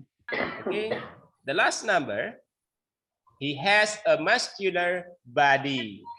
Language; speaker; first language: English; non-native, learner; Indonesian